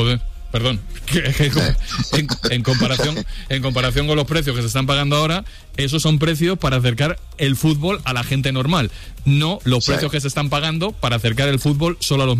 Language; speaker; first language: Spanish; native; Spanish